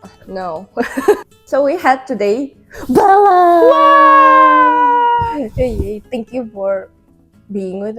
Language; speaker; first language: English; non-native, fluent; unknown